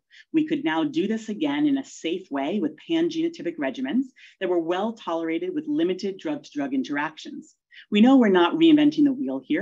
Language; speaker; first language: English; native; English